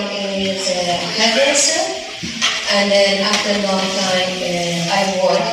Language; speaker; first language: English; non-native, learner; Persian